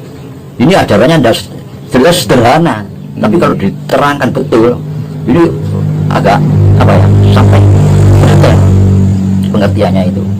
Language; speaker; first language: Indonesian; native; Indonesian